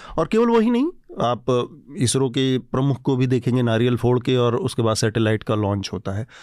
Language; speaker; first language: Hindi; native; Hindi